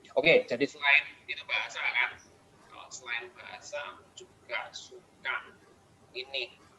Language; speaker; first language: Indonesian; non-native, fluent; English